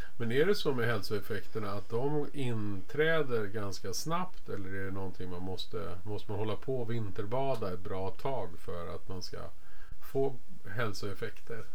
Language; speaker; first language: Swedish; native; Swedish